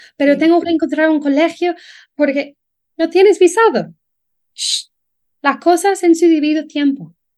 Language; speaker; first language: Spanish; non-native, fluent; English